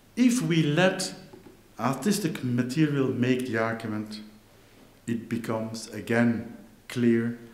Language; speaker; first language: English; non-native, fluent; Dutch